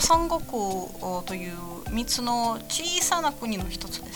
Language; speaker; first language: Japanese; non-native, fluent; Latvian